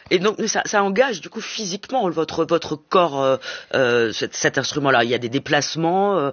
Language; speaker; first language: French; native; French